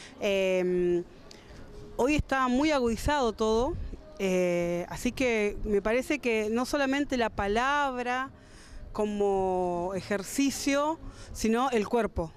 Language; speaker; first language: Spanish; native; Spanish